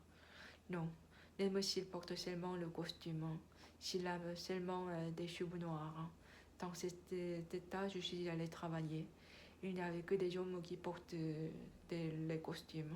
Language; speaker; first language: French; non-native, learner; Korean